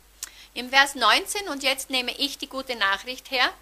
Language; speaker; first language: German; native; German